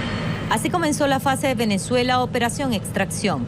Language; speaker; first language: Spanish; native; Spanish